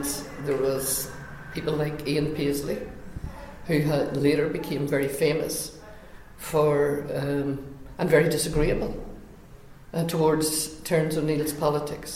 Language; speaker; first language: English; native; English